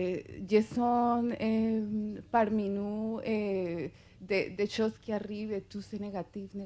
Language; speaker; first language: French; non-native, fluent; Spanish